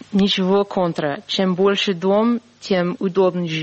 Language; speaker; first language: Russian; non-native, fluent; English